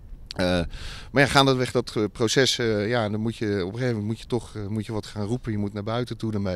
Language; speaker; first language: Dutch; native; Dutch